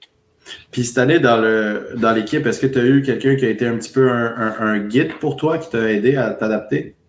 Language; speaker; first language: French; native; French